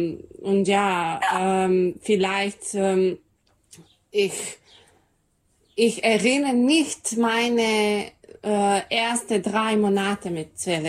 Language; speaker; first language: German; non-native, learner; Serbian